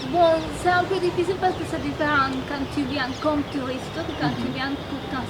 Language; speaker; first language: French; non-native, fluent; Spanish